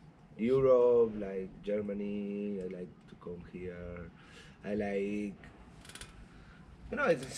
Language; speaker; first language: English; non-native, learner; Spanish